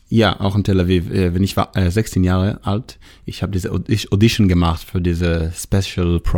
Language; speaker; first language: German; non-native, fluent; Hebrew